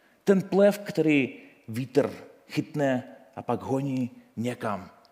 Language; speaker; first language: Ukrainian; native; Ukrainian